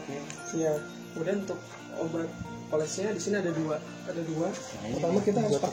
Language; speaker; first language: Indonesian; native; Indonesian